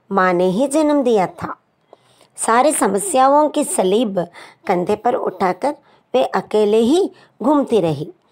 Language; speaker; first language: Hindi; non-native, local second language; Telugu